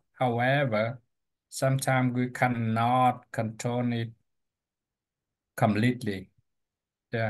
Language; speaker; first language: English; non-native, learner; Vietnamese